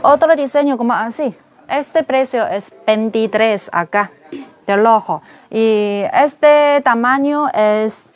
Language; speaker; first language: Spanish; non-native, learner; Chinese